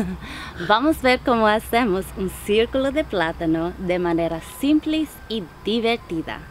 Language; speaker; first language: Spanish; non-native, learner; English